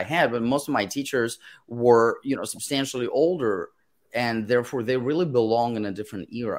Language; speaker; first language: English; non-native, fluent; Russian